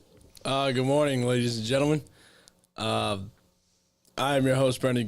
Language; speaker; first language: English; native; English